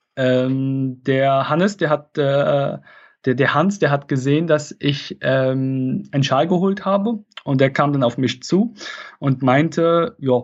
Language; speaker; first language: German; non-native, fluent; Arabic